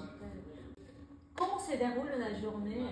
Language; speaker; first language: French; non-native, fluent; Spanish